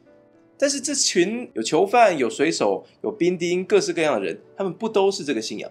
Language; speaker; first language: Chinese; native; Chinese